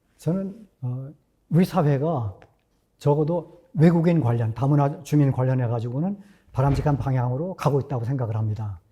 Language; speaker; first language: Korean; native; Korean